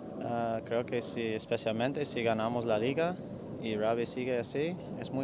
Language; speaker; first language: Spanish; non-native, fluent; English